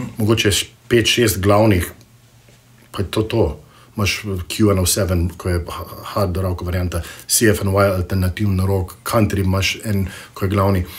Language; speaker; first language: Slovenian; early bilingual, heritage; Slovenian